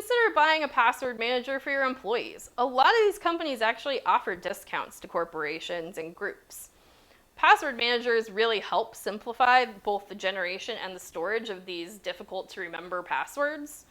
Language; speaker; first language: English; native; English